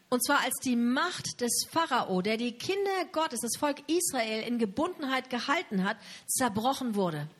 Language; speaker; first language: German; native; German